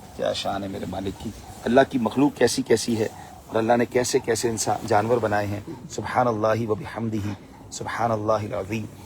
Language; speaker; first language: Urdu; native; Urdu